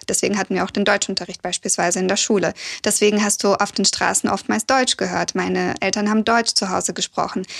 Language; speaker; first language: German; early bilingual, other home language; Russian